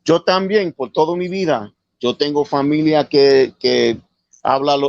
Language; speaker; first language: Spanish; early bilingual, heritage; Spanish